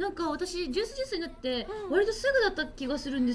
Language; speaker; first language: Japanese; native; Japanese